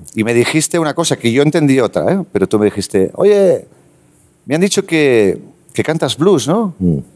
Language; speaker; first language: Spanish; native; Spanish